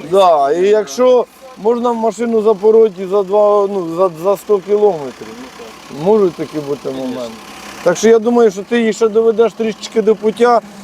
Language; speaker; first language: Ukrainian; native; Ukrainian